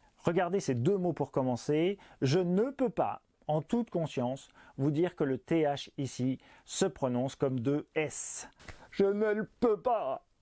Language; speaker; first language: French; native; French